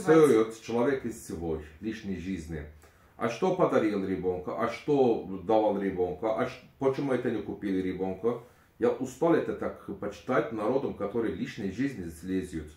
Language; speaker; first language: Russian; non-native, learner; Turkish